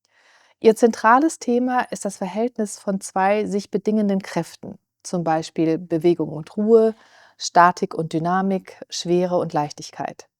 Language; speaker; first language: German; native; German